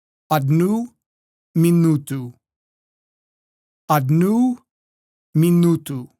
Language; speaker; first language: Russian; non-native, learner; English